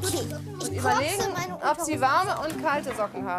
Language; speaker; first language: German; native; German